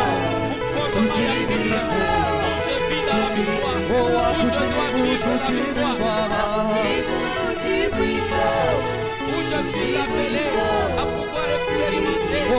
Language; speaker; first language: French; non-native, local second language; Swahili